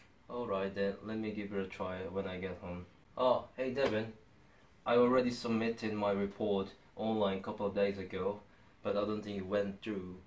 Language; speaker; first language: English; non-native, fluent; Korean